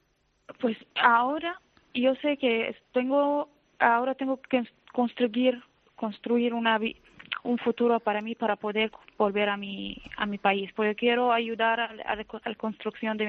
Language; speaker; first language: Spanish; non-native, fluent; Arabic